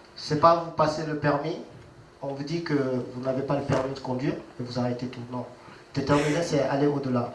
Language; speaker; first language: French; non-native, local second language; Wolof